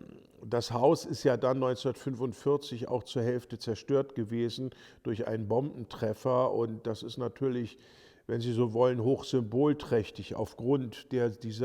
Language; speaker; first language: German; native; German